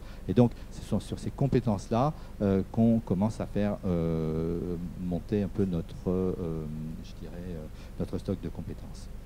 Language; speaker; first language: French; native; French